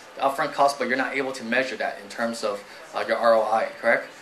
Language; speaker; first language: English; native; English